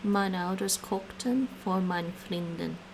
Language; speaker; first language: Dutch; non-native, learner; English